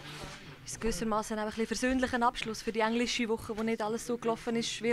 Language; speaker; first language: German; native; German